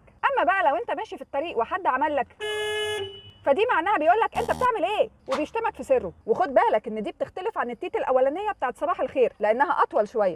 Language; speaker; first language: Arabic; native; Arabic